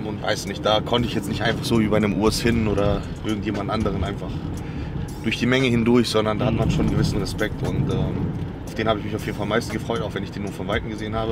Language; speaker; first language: German; native; German